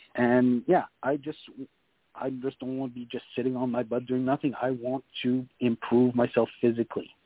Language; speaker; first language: English; non-native, fluent; French